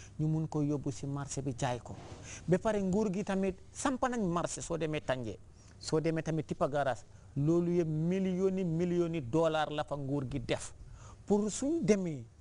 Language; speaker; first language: Wolof; non-native, local second language; Fula